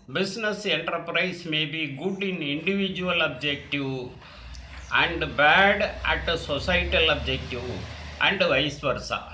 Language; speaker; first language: English; non-native, local second language; Tamil